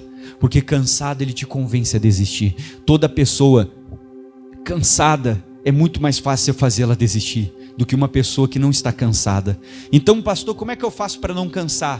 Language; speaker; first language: Portuguese; native; Portuguese